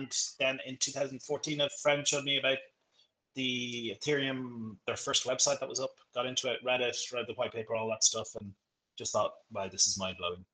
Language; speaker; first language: English; native; English